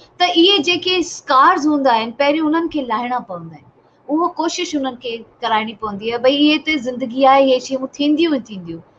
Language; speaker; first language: Sindhi; native; Sindhi